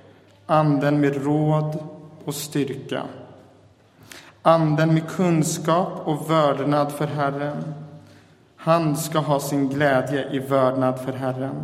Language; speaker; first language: Swedish; native; Swedish